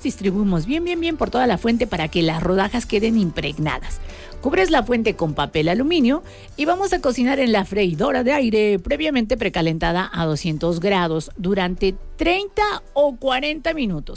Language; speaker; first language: Spanish; native; Spanish